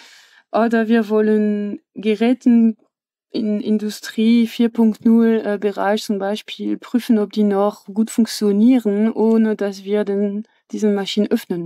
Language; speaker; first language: German; non-native, fluent; French